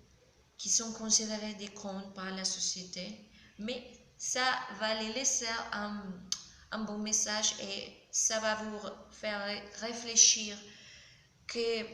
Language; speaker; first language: French; non-native, learner; Spanish